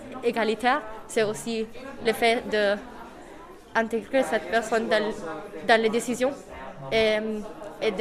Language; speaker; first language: French; non-native, fluent; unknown